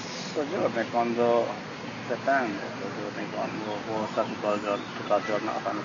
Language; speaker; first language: Italian; non-native, learner; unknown